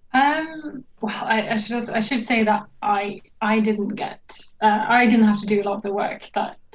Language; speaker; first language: English; non-native, fluent; Norwegian